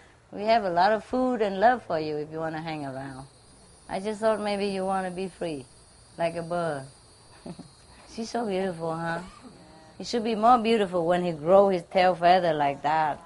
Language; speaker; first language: English; non-native, fluent; Vietnamese